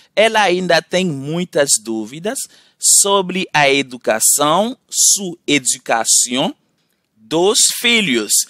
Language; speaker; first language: Portuguese; non-native, learner; Haitian Creole